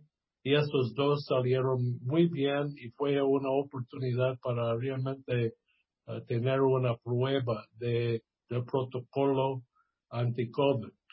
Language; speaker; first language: Spanish; non-native, fluent; English